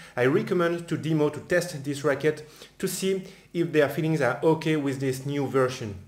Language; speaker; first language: English; non-native, fluent; French